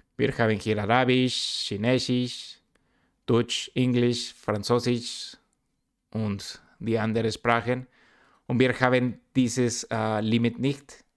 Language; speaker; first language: German; non-native, learner; Spanish